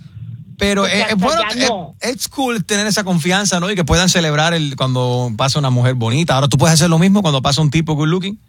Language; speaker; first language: Spanish; native; Spanish